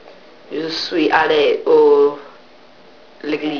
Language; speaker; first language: French; non-native, learner; English